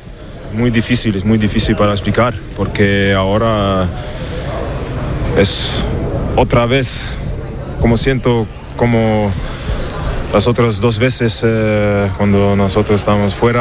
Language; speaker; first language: Spanish; non-native, learner; German